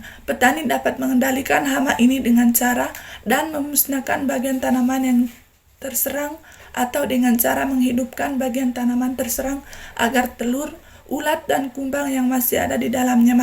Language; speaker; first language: Indonesian; non-native, learner; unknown